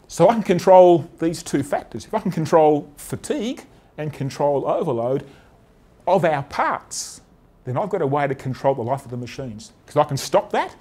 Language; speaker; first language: English; native; English